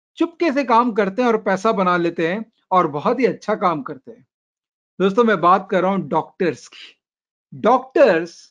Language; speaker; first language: Hindi; native; Hindi